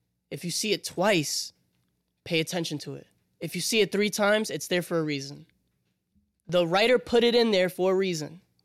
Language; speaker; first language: English; native; English